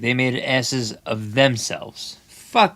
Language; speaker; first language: English; native; English